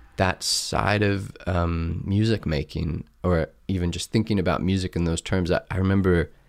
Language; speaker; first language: English; native; English